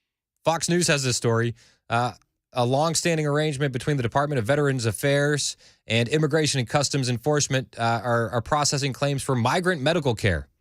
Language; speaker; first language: English; native; English